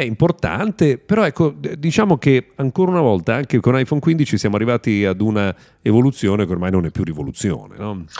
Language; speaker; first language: Italian; native; Italian